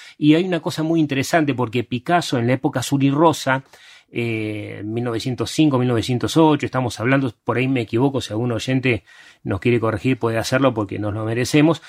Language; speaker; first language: Spanish; early bilingual, other home language; Hungarian